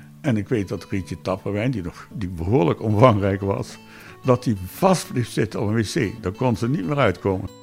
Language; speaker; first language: Dutch; native; Dutch